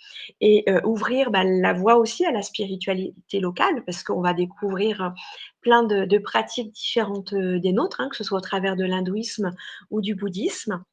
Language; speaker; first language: French; native; French